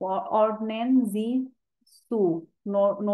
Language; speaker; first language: German; non-native, learner; Bangla